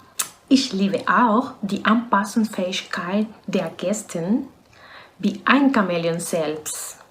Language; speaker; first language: German; non-native, fluent; Spanish